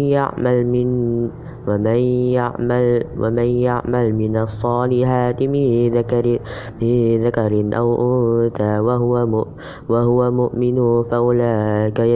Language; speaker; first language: Arabic; non-native, learner; Indonesian